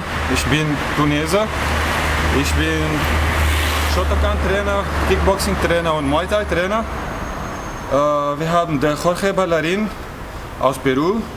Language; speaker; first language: German; non-native, fluent; Arabic